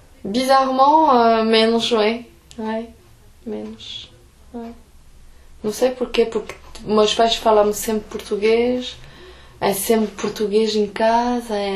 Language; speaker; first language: Portuguese; early bilingual, heritage; Portuguese